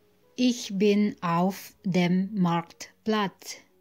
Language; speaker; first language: German; non-native, fluent; Indonesian